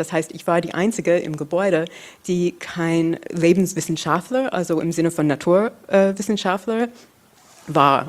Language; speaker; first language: German; non-native, fluent; English